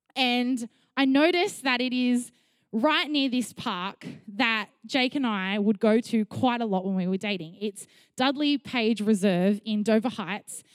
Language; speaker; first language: English; native; English